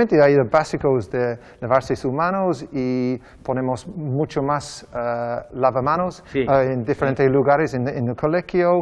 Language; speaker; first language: Spanish; non-native, learner; English